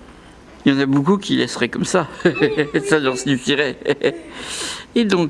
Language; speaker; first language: French; native; French